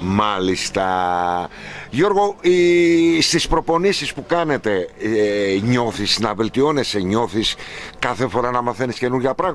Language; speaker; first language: Greek; native; Greek